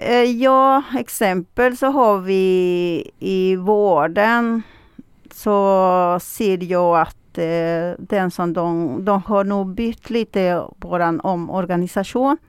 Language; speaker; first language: Swedish; non-native, fluent; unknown